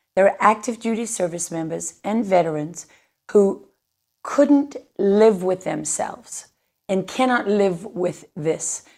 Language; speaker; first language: English; native; English